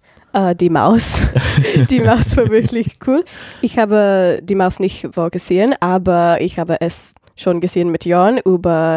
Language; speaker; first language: German; non-native, learner; English